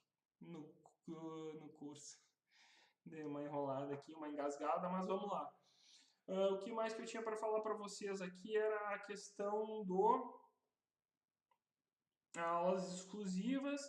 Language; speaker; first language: Portuguese; native; Portuguese